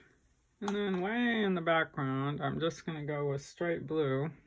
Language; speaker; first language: English; native; English